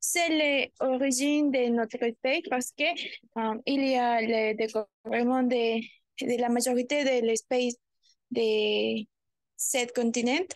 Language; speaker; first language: French; non-native, learner; Spanish